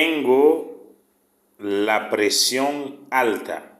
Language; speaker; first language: Spanish; non-native, fluent; Haitian Creole